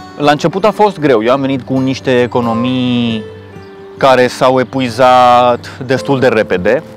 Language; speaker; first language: Romanian; non-native, fluent; Spanish